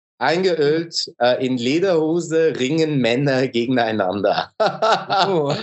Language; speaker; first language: German; early bilingual, other home language; Turkish